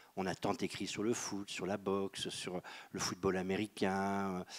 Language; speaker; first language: French; native; French